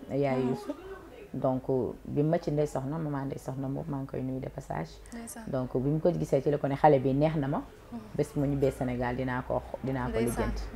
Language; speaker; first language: Wolof; non-native, local second language; Fula